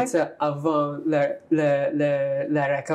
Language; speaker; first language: French; non-native, learner; English